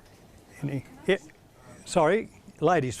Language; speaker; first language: English; native; English